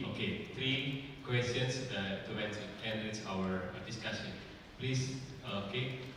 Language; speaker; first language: English; non-native, fluent; Indonesian